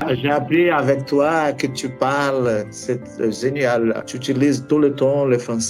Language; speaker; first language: French; non-native, learner; Portuguese